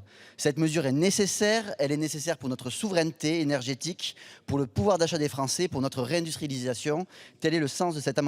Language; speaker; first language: French; native; French